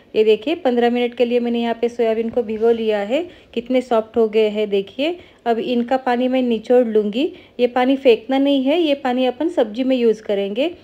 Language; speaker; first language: Hindi; non-native, local second language; Marathi